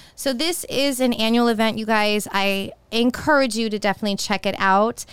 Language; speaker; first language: English; native; English